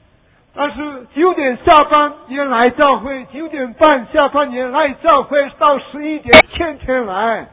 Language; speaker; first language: Chinese; non-native, fluent; Korean